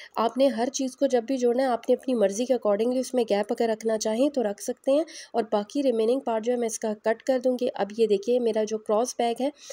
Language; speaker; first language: Hindi; native; Hindi